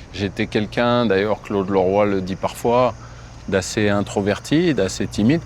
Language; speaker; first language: French; native; French